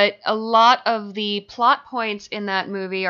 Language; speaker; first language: English; native; English